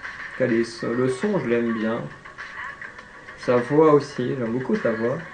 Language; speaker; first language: French; native; French